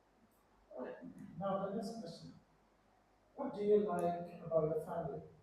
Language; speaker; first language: English; non-native, fluent; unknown